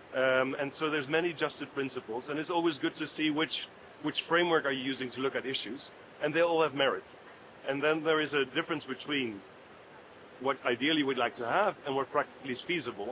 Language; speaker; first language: English; non-native, fluent; Dutch